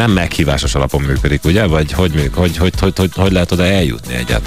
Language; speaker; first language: Hungarian; native; Hungarian